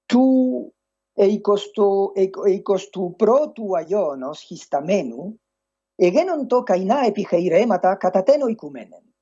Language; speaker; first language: Greek; non-native, fluent; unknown